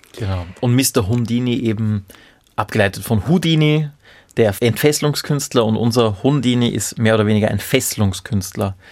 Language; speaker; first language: German; native; German